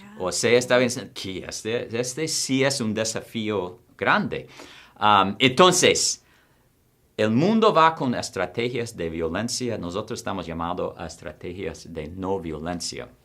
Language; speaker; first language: Spanish; non-native, fluent; English